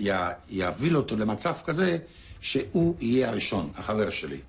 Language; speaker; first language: Hebrew; non-native, fluent; Polish